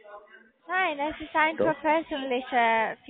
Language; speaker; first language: German; non-native, learner; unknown